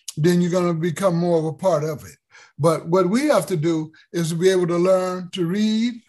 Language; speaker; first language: English; native; English